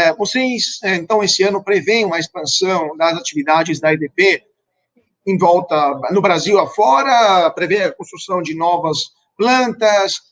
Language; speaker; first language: Portuguese; non-native, fluent; Italian